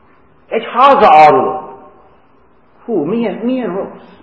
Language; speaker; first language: Hungarian; non-native, fluent; English